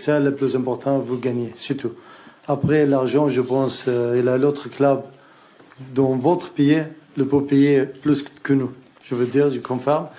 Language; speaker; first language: French; non-native, learner; Arabic